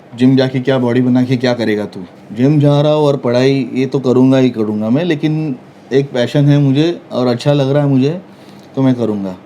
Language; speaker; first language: Hindi; non-native, local second language; Marathi